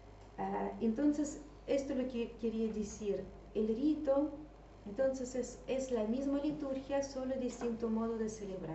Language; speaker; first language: Spanish; non-native, fluent; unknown